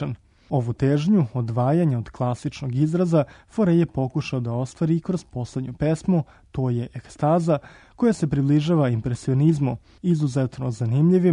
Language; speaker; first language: Croatian; native; Croatian